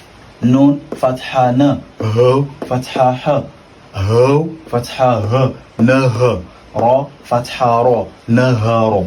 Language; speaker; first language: Arabic; non-native, fluent; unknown